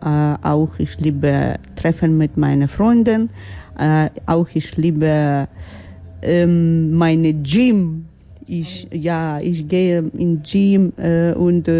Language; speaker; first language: German; non-native, learner; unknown